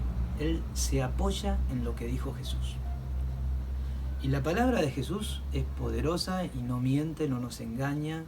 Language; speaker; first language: Spanish; native; Spanish